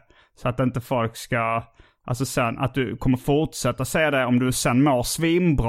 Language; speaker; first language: Swedish; native; Swedish